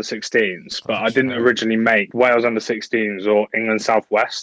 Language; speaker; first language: English; native; English